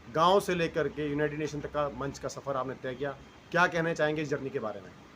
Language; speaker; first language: Hindi; native; Hindi